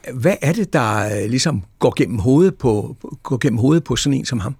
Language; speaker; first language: Danish; native; Danish